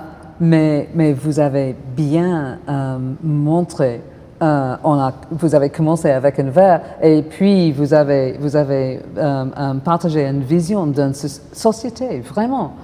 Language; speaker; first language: French; non-native, fluent; English